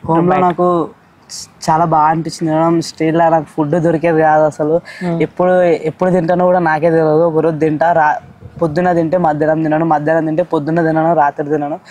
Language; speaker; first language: Telugu; native; Telugu